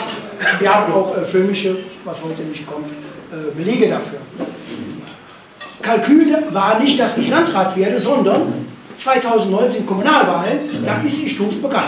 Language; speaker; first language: German; native; German